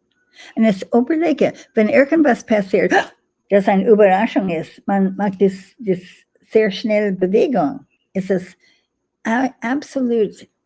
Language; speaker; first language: German; non-native, fluent; English